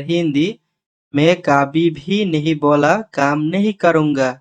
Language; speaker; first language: Hindi; non-native, learner; Bangla